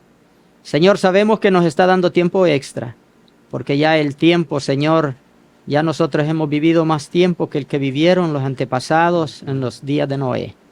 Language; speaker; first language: Spanish; native; Spanish